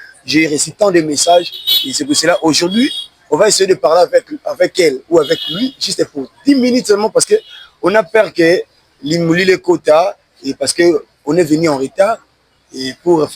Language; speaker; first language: French; non-native, local second language; Lingala